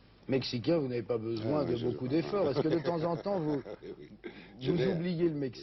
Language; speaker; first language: French; native; French